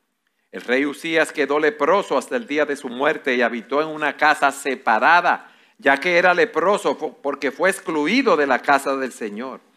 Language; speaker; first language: Spanish; native; Spanish